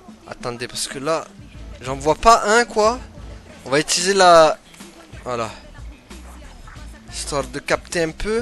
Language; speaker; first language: French; native; French